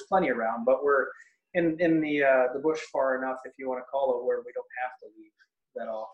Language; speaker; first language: English; native; English